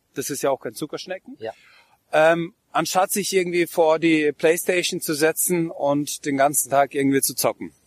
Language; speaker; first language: German; native; German